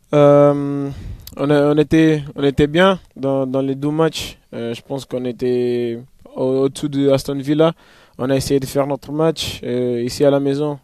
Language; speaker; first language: French; non-native, fluent; Portuguese